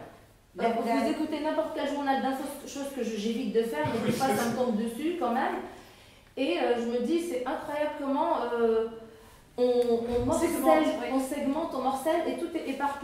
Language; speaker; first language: French; non-native, fluent; Arabic